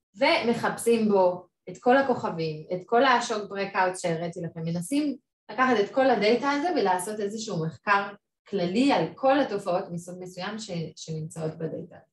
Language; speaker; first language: Hebrew; non-native, fluent; French